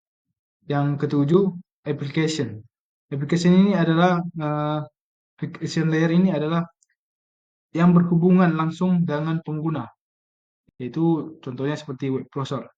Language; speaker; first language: Indonesian; native; Indonesian